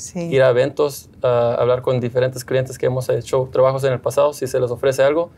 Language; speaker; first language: Spanish; early bilingual, heritage; Spanish